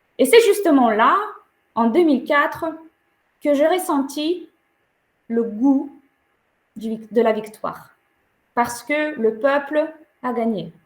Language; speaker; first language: French; non-native, fluent; Ukrainian